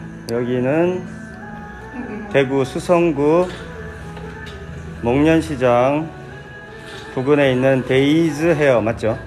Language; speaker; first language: Korean; native; Korean